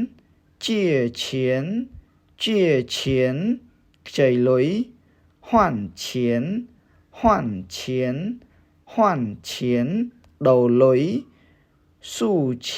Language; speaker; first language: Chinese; non-native, fluent; Khmer